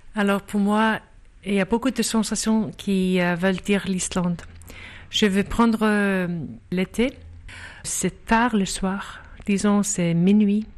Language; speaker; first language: French; non-native, fluent; Icelandic